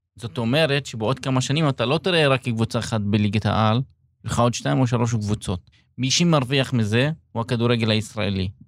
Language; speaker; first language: Hebrew; non-native, local second language; Arabic